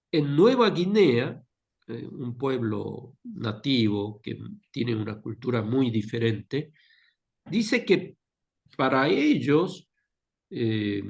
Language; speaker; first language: Spanish; non-native, fluent; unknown